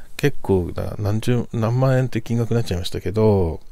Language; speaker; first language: Japanese; native; Japanese